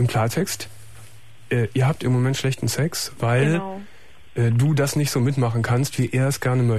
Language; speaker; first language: German; native; German